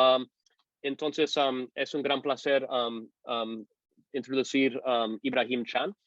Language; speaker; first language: Spanish; non-native, fluent; English